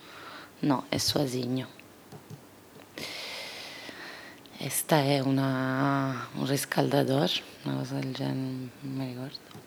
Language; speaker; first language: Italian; non-native, learner; Portuguese